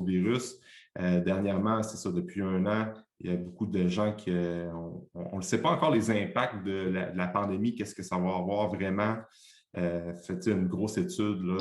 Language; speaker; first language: French; native; French